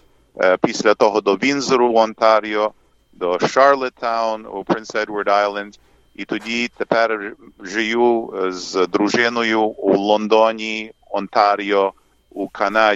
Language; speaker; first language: Ukrainian; early bilingual, heritage; English